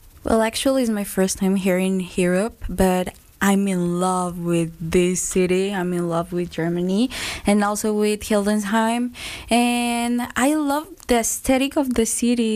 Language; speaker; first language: English; non-native, fluent; Spanish